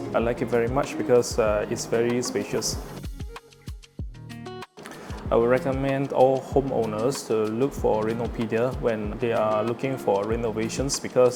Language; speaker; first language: English; non-native, local second language; Chinese